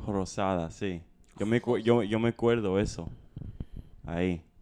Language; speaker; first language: Spanish; early bilingual, other home language; English